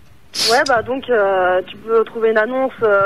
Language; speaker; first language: French; native; French